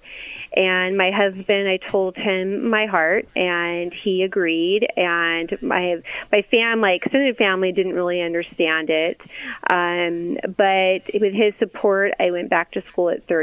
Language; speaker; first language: English; native; English